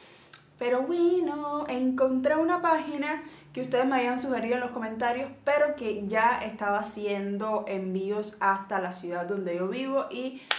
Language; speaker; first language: Spanish; native; Spanish